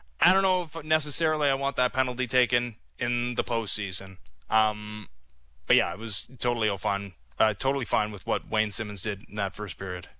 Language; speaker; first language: English; native; English